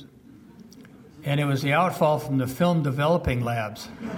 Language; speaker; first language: English; early bilingual, other home language; French